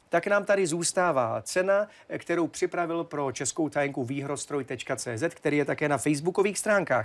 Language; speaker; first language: Czech; native; Czech